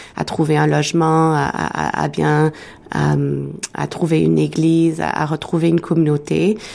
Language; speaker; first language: French; native; French